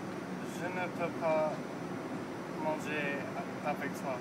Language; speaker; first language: French; non-native, learner; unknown